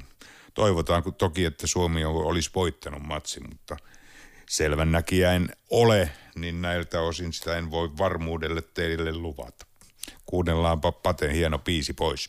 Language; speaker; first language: Finnish; native; Finnish